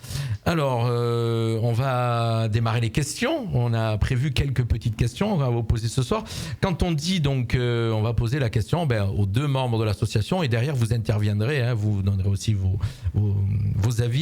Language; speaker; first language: French; native; French